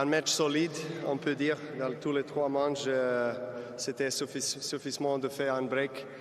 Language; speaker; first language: French; non-native, learner; Serbian